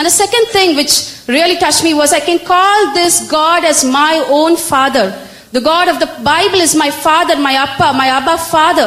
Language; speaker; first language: English; non-native, local second language; Tamil